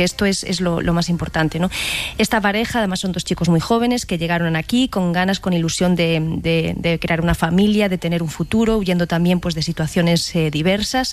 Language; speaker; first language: Spanish; native; Spanish